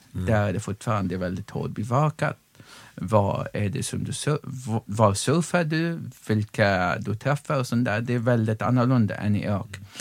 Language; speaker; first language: Swedish; non-native, fluent; Arabic